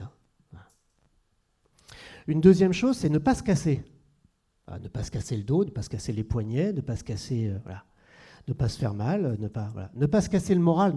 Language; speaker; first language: French; native; French